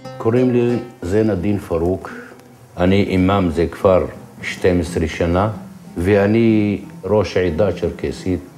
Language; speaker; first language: Hebrew; non-native, local second language; Adyghe